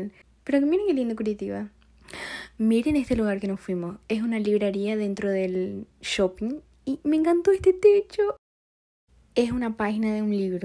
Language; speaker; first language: Spanish; non-native, fluent; Portuguese